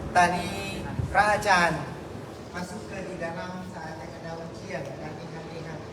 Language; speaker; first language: Indonesian; non-native, learner; Thai